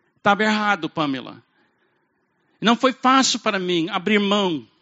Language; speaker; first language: Portuguese; non-native, fluent; English